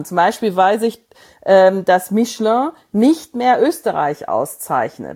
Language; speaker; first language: German; native; German